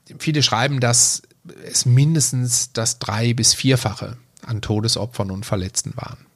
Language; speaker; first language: German; native; German